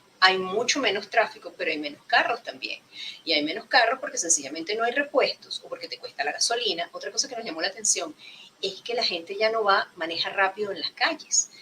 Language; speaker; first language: Spanish; native; Spanish